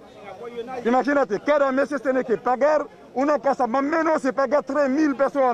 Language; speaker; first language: Spanish; non-native, learner; Haitian Creole